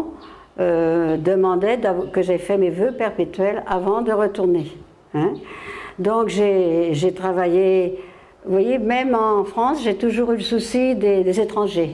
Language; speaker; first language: French; native; French